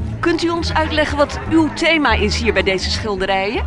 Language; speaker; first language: Dutch; native; Dutch